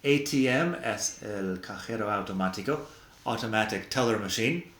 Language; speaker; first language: Spanish; non-native, fluent; English